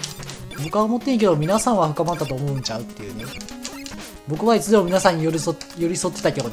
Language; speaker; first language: Japanese; native; Japanese